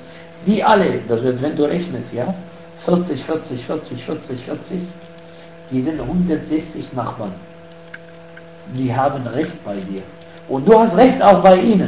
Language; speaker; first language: German; non-native, fluent; Arabic